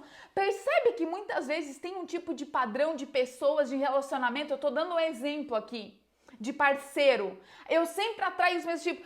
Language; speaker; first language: Portuguese; native; Portuguese